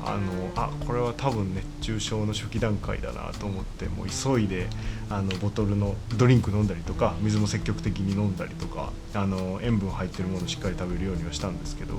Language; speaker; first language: Japanese; native; Japanese